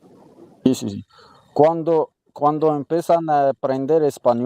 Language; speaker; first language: Spanish; non-native, learner; Arabic